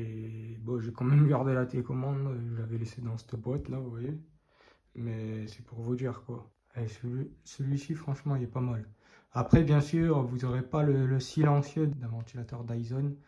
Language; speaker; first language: French; native; French